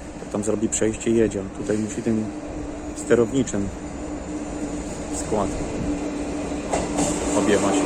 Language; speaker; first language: Polish; native; Polish